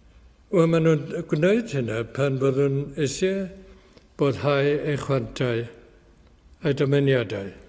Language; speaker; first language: Welsh; native; Welsh